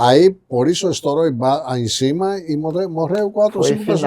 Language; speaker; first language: Portuguese; non-native, fluent; Greek